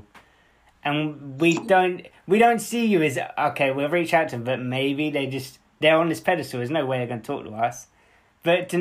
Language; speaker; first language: English; native; English